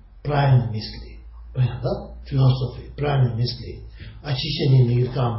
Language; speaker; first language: Russian; non-native, learner; Tibetan